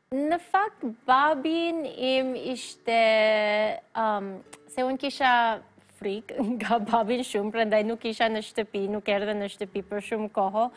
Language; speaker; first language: Albanian; non-native, fluent; Filipino